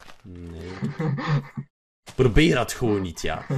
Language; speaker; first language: Dutch; native; Dutch